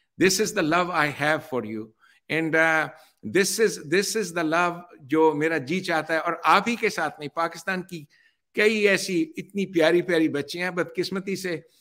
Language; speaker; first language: Urdu; native; Urdu